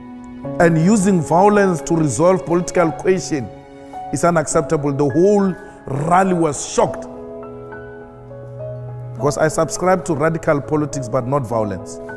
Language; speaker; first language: English; non-native, local second language; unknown